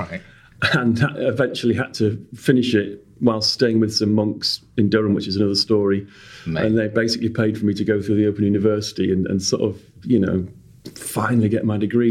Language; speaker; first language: English; native; English